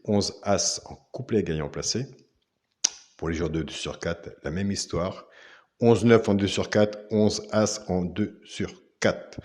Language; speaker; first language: French; native; French